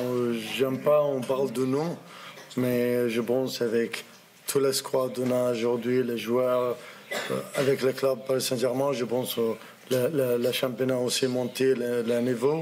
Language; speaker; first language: French; non-native, learner; Arabic